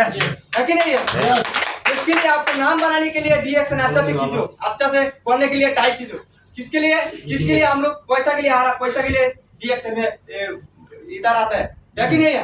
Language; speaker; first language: Hindi; non-native, learner; Bangla